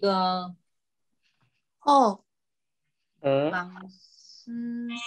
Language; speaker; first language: Chinese; non-native, learner; Korean